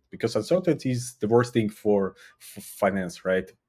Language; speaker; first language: English; non-native, fluent; Uzbek